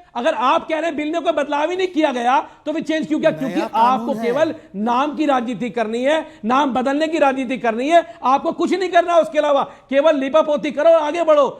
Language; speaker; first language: Hindi; native; Hindi